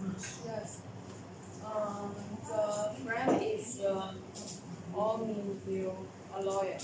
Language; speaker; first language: English; non-native, learner; Chinese